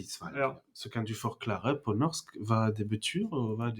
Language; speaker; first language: Norwegian; non-native, fluent; French